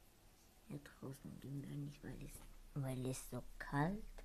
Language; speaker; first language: German; non-native, learner; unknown